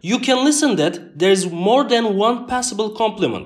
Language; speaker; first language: English; non-native, fluent; Turkish